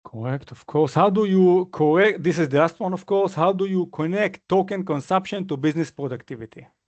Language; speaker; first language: English; non-native, fluent; Hebrew